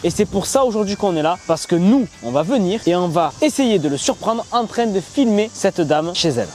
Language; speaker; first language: French; native; French